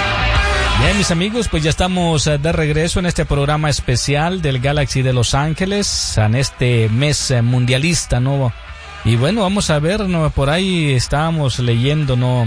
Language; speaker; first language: Spanish; native; Spanish